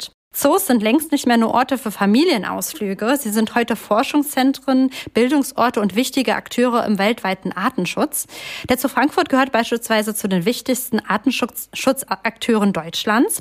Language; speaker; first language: German; native; German